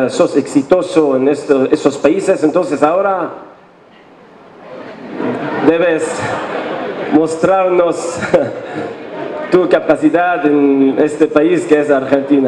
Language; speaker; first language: Spanish; non-native, fluent; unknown